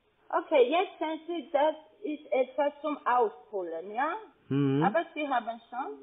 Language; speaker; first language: German; non-native, fluent; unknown